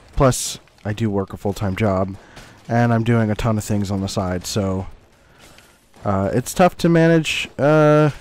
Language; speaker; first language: English; native; English